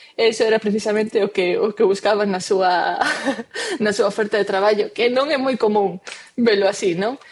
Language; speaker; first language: Galician; non-native, local second language; Spanish